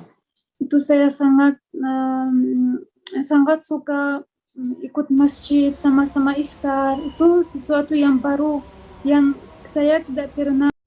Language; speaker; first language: Indonesian; non-native, fluent; Russian